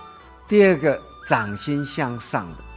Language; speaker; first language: Chinese; native; Chinese